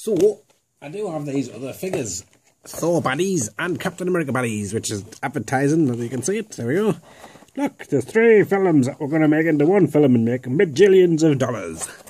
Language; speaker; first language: English; native; English